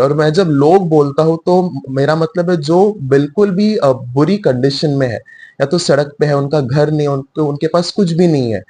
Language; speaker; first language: Hindi; native; Hindi